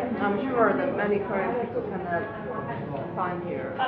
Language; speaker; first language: English; non-native, fluent; Korean